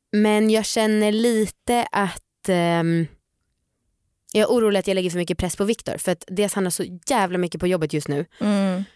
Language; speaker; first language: Swedish; native; Swedish